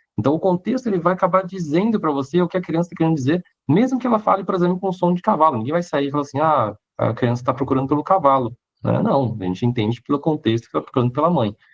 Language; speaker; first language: Portuguese; early bilingual, other home language; Hakka Chinese